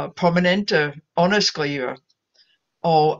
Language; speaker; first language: Danish; non-native, fluent; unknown